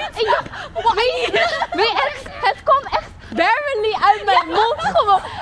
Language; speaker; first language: Dutch; early bilingual, other home language; Chinese